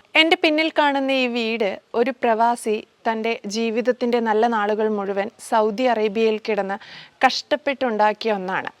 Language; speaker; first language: Malayalam; native; Malayalam